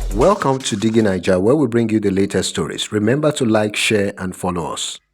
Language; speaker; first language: English; non-native, local second language; Yoruba